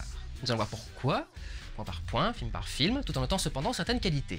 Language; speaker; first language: French; native; French